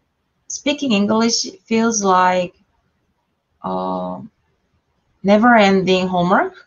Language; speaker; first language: English; non-native, learner; Korean